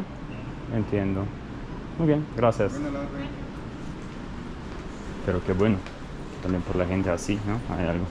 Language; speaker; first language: Spanish; non-native, fluent; German